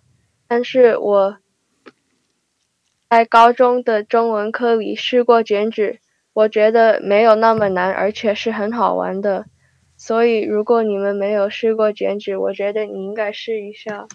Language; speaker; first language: Chinese; early bilingual, heritage; Chinese